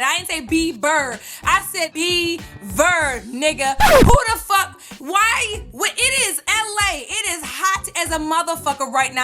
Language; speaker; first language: English; native; English